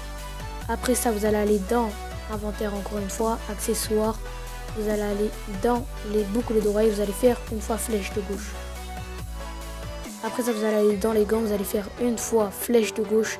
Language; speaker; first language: French; native; French